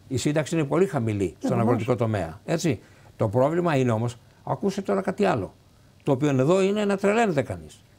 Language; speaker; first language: Greek; native; Greek